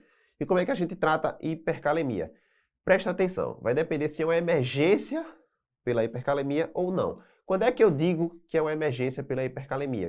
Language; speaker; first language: Portuguese; native; Portuguese